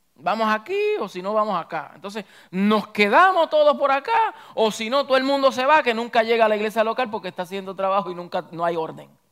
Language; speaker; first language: Spanish; early bilingual, heritage; Spanish